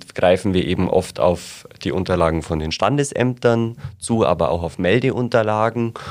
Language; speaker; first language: German; native; German